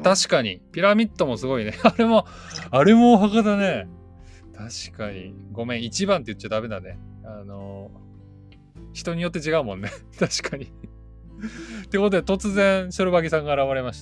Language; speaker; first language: Japanese; native; Japanese